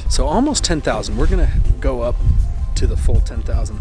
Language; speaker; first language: English; native; English